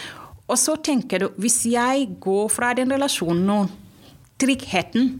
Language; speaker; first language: Norwegian; non-native, fluent; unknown